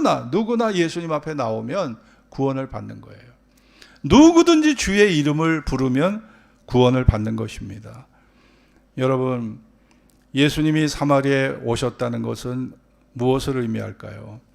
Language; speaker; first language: Korean; native; Korean